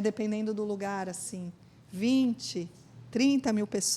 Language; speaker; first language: Portuguese; native; Portuguese